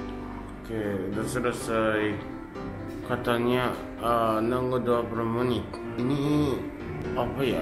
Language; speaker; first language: Indonesian; non-native, learner; Japanese